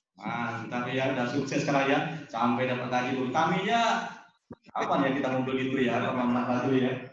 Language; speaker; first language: Indonesian; native; Indonesian